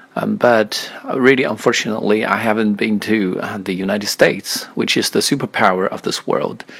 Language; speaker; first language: English; non-native, fluent; Chinese